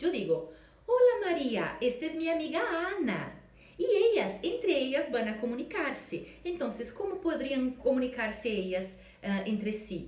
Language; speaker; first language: Spanish; non-native, fluent; Portuguese